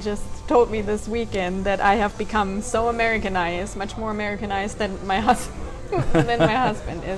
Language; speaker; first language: English; non-native, fluent; German